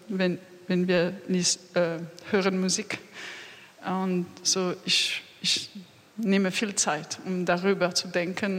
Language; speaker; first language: German; non-native, learner; French